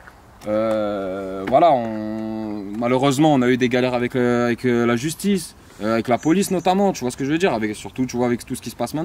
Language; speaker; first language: French; native; French